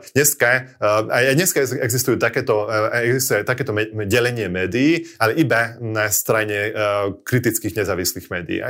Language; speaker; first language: Slovak; non-native, local second language; Hungarian